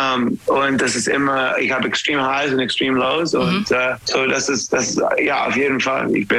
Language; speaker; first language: German; non-native, fluent; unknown